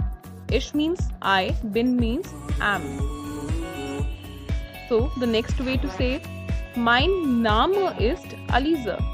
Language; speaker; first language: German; non-native, learner; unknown